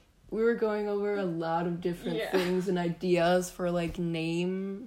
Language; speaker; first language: English; non-native, fluent; Danish